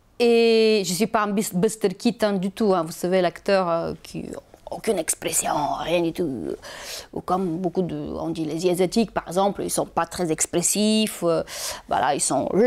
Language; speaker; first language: French; non-native, fluent; Bulgarian